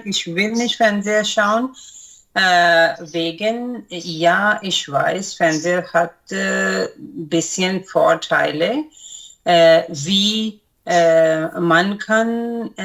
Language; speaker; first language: German; non-native, learner; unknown